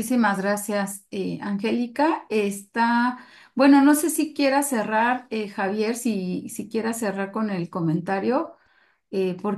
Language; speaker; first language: Spanish; native; Spanish